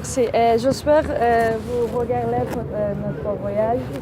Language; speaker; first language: French; non-native, learner; Persian